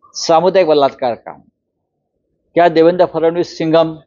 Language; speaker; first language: Hindi; non-native, local second language; Marathi